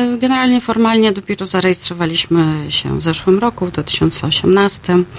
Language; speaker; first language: Polish; non-native, fluent; Russian